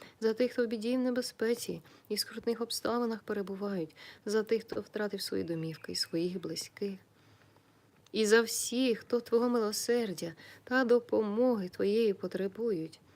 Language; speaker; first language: Ukrainian; native; Ukrainian